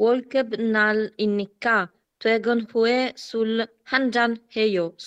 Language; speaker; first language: Korean; non-native, learner; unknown